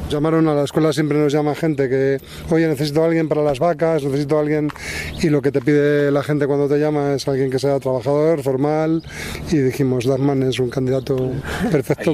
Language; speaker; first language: Spanish; native; Spanish